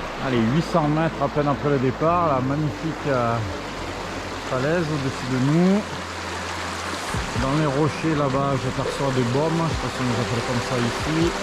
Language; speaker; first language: French; native; French